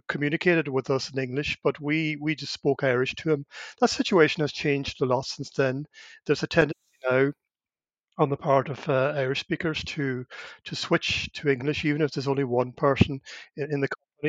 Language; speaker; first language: English; non-native, local second language; Irish